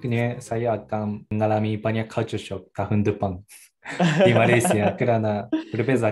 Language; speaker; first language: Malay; non-native, learner; Japanese